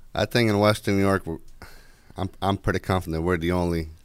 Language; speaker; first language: English; non-native, fluent; Ukrainian